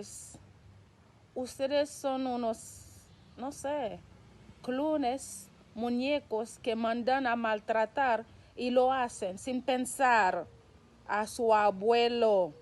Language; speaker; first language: Spanish; non-native, local second language; Haitian Creole